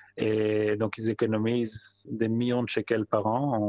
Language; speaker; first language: French; native; French